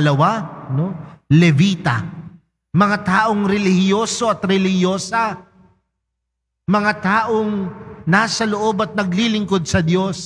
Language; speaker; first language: Filipino; native; Filipino